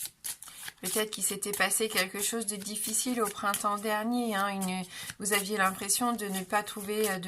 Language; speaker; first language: French; native; French